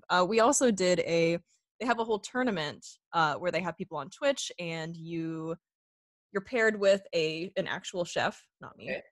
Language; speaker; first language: English; native; English